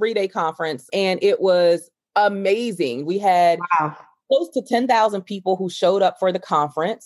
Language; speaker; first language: English; native; English